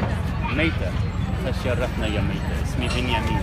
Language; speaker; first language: Arabic; non-native, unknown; English